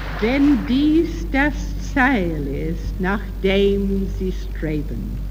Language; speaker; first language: German; non-native, learner; English